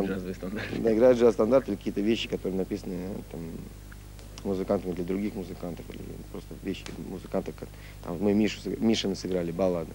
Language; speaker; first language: Russian; native; Russian